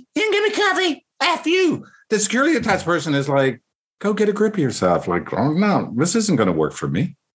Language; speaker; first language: English; native; English